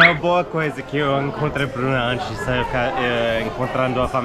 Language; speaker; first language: Portuguese; non-native, learner; English